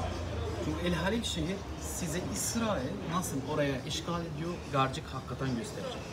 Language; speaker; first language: Turkish; non-native, learner; Arabic